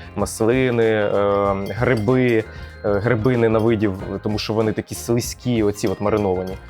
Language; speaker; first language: Ukrainian; native; Ukrainian